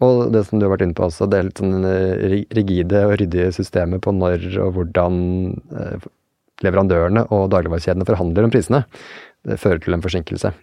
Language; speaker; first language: Norwegian; native; Norwegian